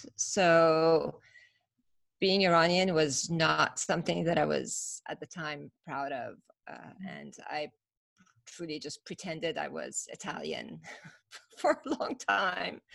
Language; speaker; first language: English; early bilingual, other home language; Persian